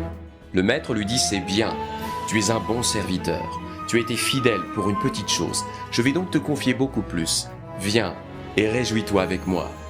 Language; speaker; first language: French; native; French